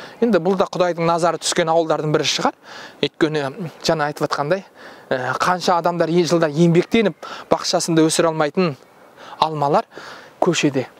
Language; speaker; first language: Kazakh; native; Kazakh